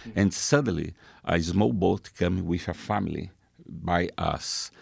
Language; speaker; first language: English; non-native, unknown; Portuguese